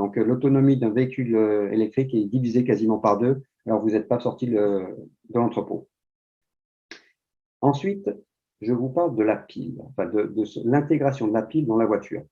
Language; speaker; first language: French; native; French